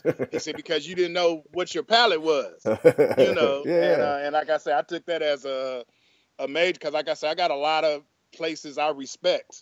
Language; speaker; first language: English; native; English